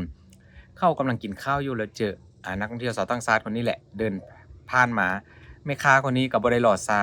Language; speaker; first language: Thai; non-native, local second language; Northeastern Thai